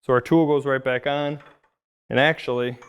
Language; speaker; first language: English; native; English